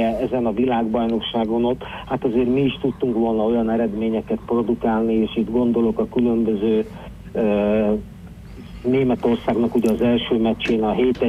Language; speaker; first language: Hungarian; native; Hungarian